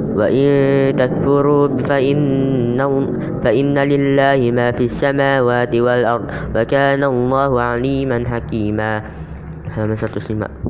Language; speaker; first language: Arabic; non-native, learner; Indonesian